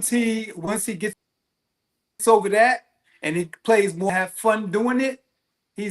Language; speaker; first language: English; native; English